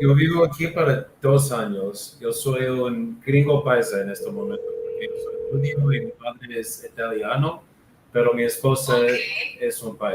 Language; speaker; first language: Spanish; non-native, learner; English